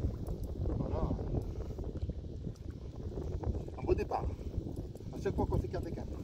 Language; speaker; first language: French; native; French